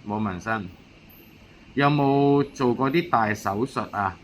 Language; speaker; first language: Cantonese; native; Cantonese